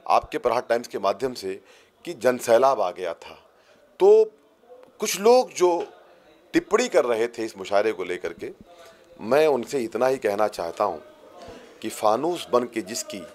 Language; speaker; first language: Hindi; native; Hindi